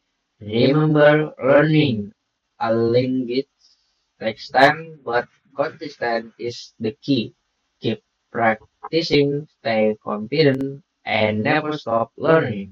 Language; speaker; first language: English; non-native, learner; Indonesian